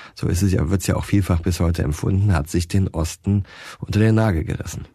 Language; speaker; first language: German; native; German